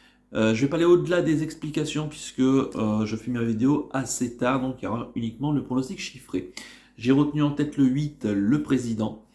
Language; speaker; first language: French; native; French